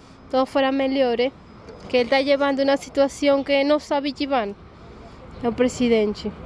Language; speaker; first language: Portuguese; non-native, learner; Spanish